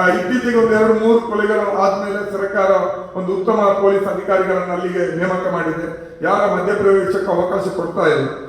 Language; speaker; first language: Kannada; non-native, local second language; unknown